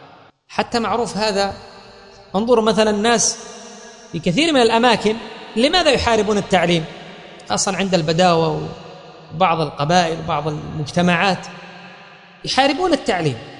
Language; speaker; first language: Arabic; native; Arabic